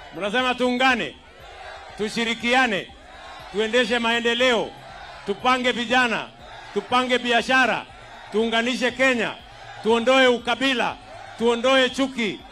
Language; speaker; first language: Swahili; non-native, local second language; Kalenjin